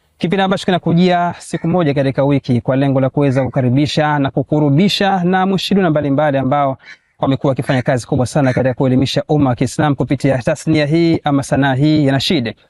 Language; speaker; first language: Swahili; native; Swahili